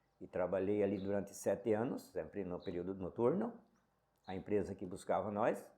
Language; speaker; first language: Portuguese; native; Portuguese